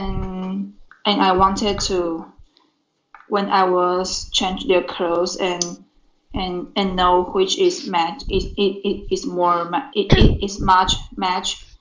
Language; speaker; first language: English; non-native, learner; Chinese